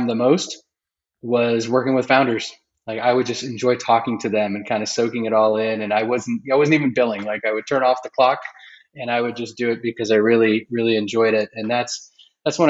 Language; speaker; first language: English; native; English